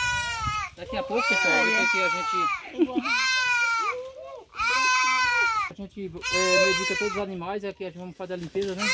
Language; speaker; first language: Portuguese; native; Portuguese